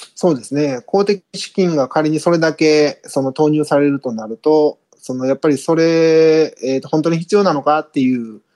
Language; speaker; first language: Japanese; native; Japanese